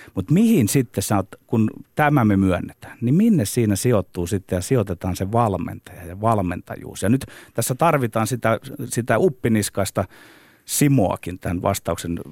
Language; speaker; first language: Finnish; native; Finnish